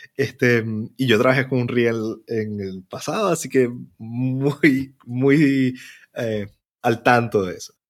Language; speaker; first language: Spanish; native; Spanish